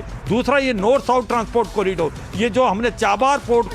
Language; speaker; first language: Hindi; native; Hindi